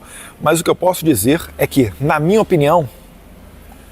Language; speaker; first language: Portuguese; native; Portuguese